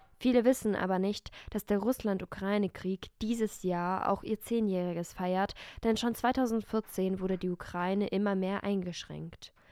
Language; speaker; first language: German; early bilingual, other home language; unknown